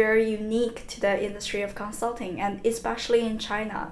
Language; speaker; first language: English; non-native, fluent; Chinese